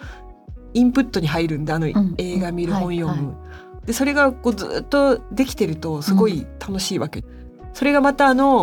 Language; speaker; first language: Japanese; native; Japanese